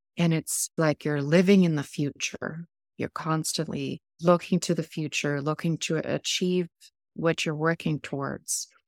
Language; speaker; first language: English; non-native, fluent; German